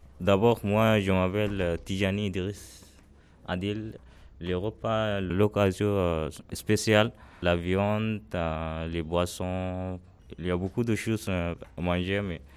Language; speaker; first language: French; non-native, learner; Arabic